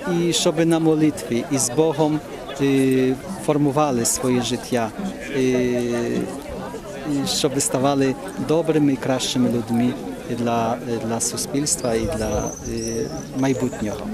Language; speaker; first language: Ukrainian; non-native, fluent; Polish